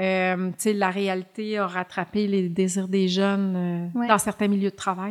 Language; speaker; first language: French; native; French